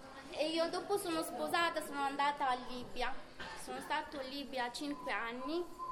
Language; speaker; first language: Italian; non-native, learner; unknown